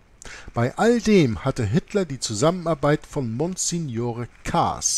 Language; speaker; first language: German; native; German